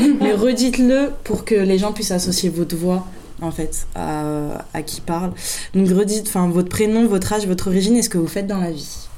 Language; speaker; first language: French; native; French